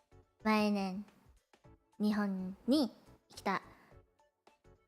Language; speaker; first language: Japanese; non-native, learner; Cantonese